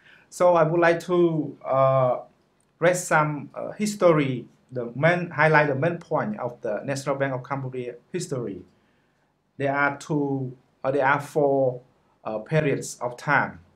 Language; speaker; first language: English; non-native, fluent; Khmer